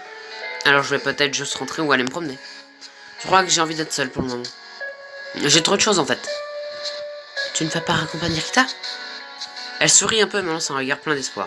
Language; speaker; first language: French; native; French